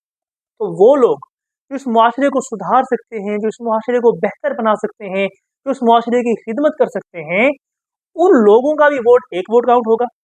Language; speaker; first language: Urdu; native; Urdu